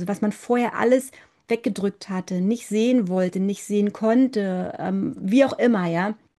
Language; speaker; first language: German; native; German